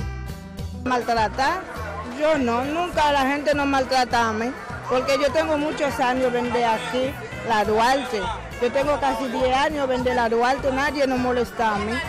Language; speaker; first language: Spanish; non-native, local second language; Haitian Creole